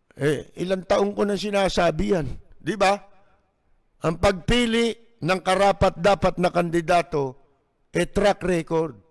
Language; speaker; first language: Filipino; native; Filipino